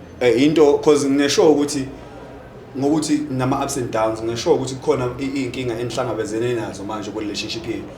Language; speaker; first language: Zulu; native; Zulu